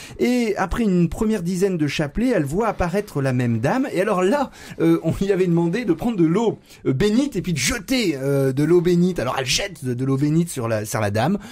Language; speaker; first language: French; native; French